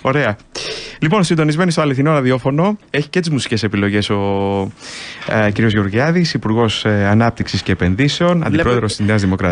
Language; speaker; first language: Greek; native; Greek